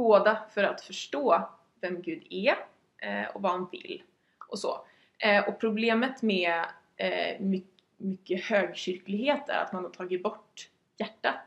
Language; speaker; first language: Swedish; native; Swedish